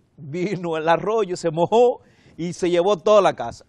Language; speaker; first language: Spanish; native; Spanish